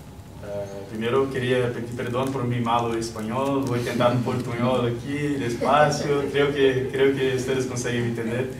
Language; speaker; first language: Spanish; non-native, learner; Portuguese